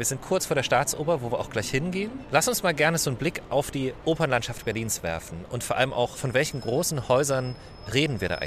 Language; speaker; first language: German; native; German